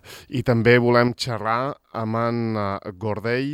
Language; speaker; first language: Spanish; non-native, local second language; Catalan